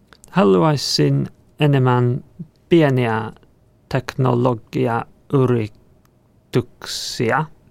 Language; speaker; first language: Finnish; non-native, learner; English